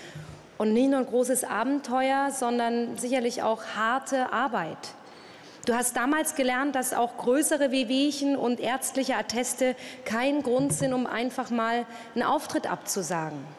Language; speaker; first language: German; native; German